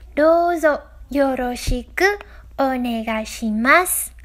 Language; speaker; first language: Japanese; non-native, learner; Vietnamese